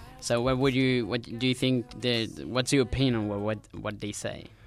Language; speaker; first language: English; non-native, fluent; Spanish